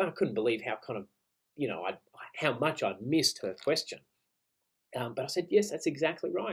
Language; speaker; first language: English; native; English